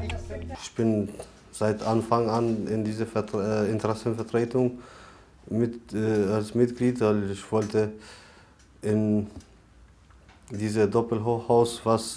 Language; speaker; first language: German; non-native, learner; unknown